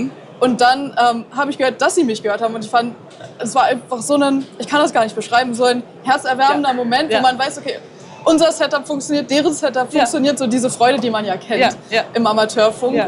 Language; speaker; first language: German; native; German